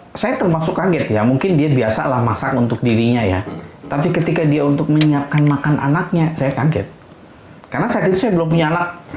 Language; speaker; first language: Indonesian; native; Indonesian